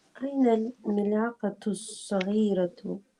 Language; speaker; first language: Arabic; non-native, learner; English